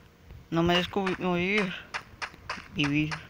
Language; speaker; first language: Spanish; native; Spanish